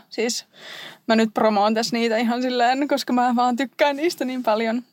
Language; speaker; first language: Finnish; native; Finnish